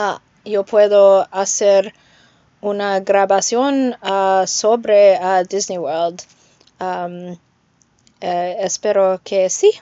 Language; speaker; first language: Spanish; non-native, learner; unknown